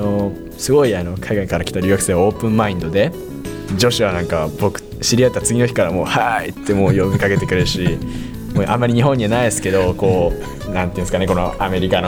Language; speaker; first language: Japanese; native; Japanese